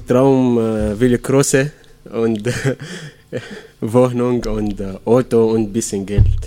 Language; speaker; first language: German; non-native, learner; Arabic